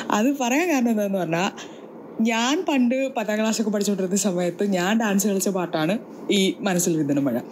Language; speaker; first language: Malayalam; native; Malayalam